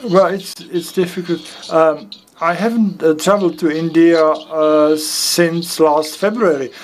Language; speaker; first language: English; non-native, fluent; Czech